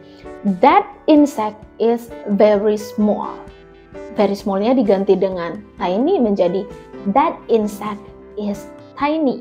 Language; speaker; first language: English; non-native, fluent; Indonesian